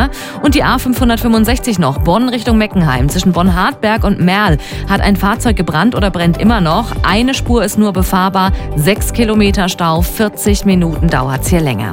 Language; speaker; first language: German; native; German